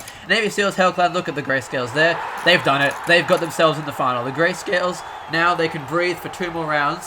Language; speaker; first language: English; native; English